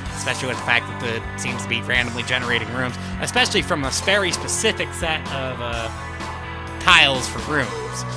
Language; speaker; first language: English; native; English